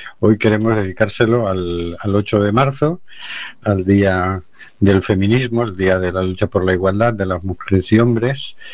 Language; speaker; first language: Spanish; native; Spanish